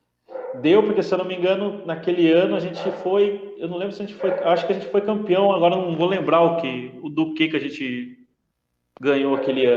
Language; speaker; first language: Portuguese; native; Portuguese